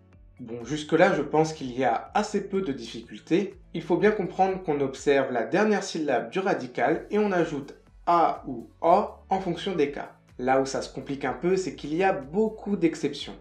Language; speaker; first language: French; native; French